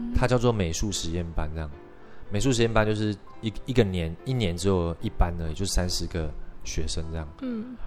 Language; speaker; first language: Chinese; native; Chinese